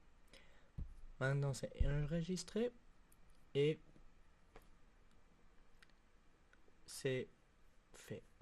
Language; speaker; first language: French; non-native, local second language; German